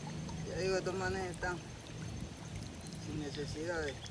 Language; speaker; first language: Spanish; native; Spanish